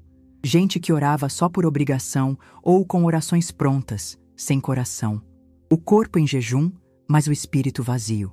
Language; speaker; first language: Portuguese; native; Portuguese